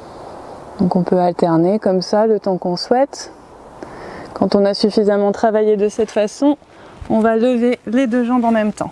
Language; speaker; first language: French; native; French